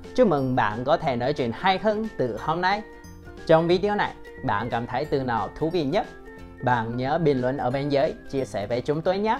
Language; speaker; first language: Vietnamese; non-native, fluent; Chinese